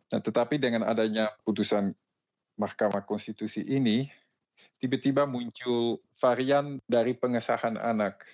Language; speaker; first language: Indonesian; non-native, fluent; Dutch